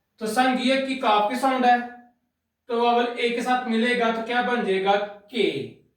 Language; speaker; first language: Urdu; non-native, local second language; Punjabi